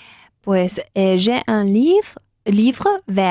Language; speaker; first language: French; non-native, learner; Spanish